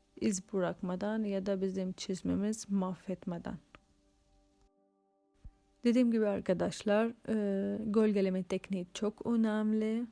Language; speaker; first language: Turkish; non-native, fluent; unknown